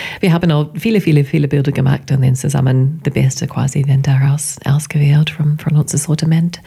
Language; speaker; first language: German; non-native, fluent; English